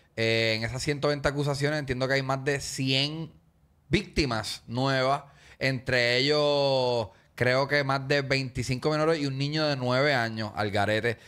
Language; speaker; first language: Spanish; native; Spanish